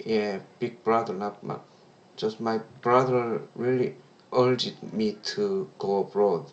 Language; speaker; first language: English; non-native, learner; Korean